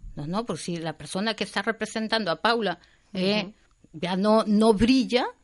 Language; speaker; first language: Spanish; native; Spanish